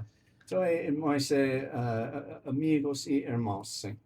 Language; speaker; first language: Portuguese; non-native, learner; English